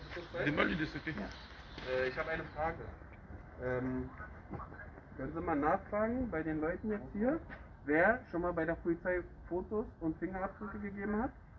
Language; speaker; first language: German; native; German